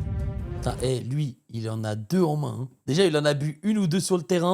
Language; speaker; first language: French; native; French